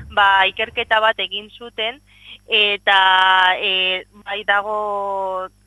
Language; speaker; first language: Basque; non-native, local second language; Spanish